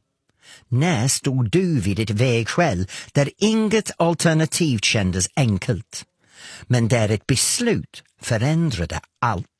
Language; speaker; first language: Swedish; non-native, fluent; English